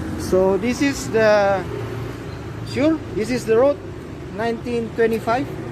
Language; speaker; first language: English; non-native, learner; Indonesian